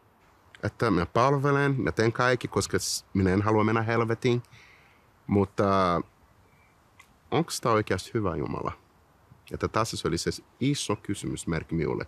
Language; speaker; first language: Finnish; non-native, fluent; Portuguese